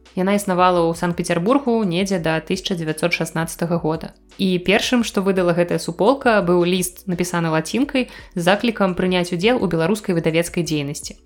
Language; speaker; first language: Belarusian; native; Belarusian